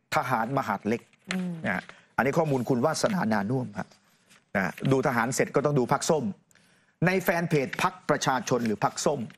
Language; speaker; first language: Thai; native; Thai